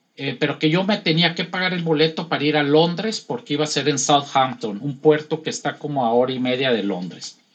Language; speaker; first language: Spanish; native; Spanish